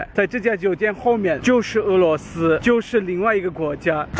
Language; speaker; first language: Chinese; non-native, fluent; German